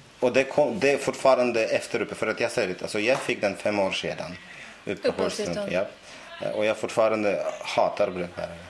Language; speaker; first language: Swedish; non-native, fluent; Russian